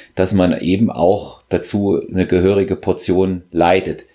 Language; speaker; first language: German; native; German